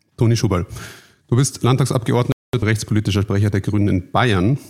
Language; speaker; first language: German; native; German